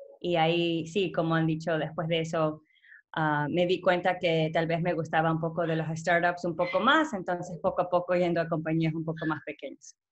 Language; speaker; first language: Spanish; early bilingual, heritage; Spanish